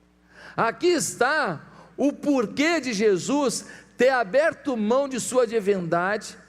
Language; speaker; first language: Portuguese; native; Portuguese